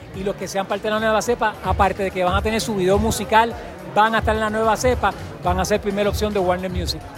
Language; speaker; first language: Spanish; native; Spanish